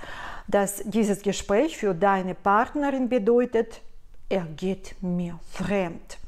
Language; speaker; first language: German; non-native, fluent; Russian